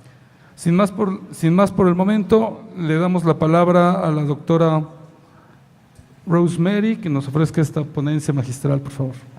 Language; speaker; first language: Spanish; native; Spanish